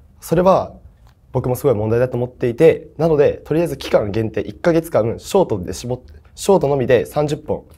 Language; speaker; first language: Japanese; native; Japanese